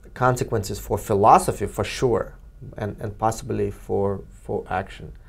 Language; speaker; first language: English; non-native, fluent; Russian